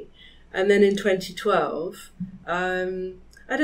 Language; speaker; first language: English; native; English